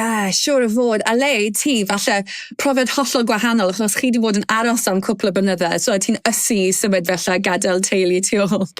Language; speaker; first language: Welsh; native; Welsh